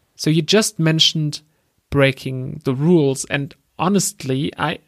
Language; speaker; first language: English; non-native, fluent; German